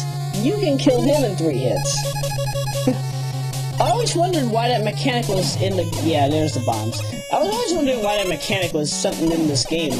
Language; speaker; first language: English; native; English